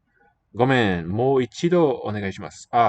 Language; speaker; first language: Japanese; non-native, learner; English